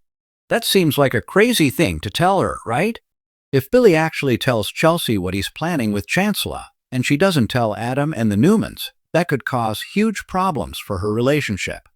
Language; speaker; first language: English; native; English